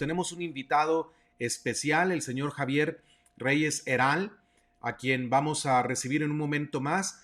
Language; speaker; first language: Spanish; native; Spanish